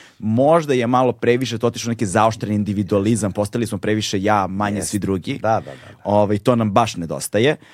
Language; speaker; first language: Serbian; native; Serbian